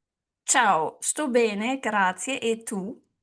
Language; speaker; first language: Italian; non-native, learner; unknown